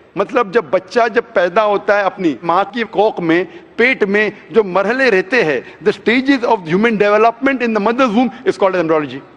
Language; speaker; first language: Hindi; non-native, local second language; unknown